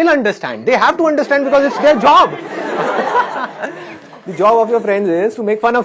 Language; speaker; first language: English; non-native, local second language; Hindi